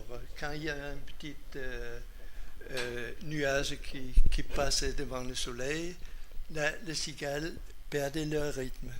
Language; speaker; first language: French; non-native, fluent; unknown